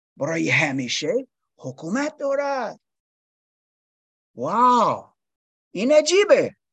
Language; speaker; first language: Persian; non-native, learner; English